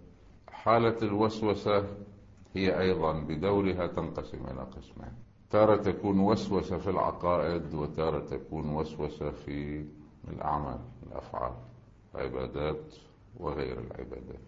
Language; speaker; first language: Arabic; native; Arabic